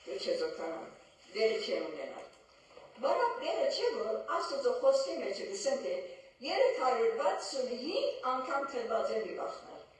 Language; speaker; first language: Armenian; early bilingual, heritage; Armenian